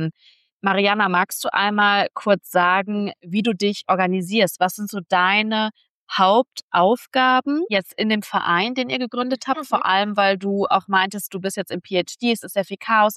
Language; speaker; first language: German; native; German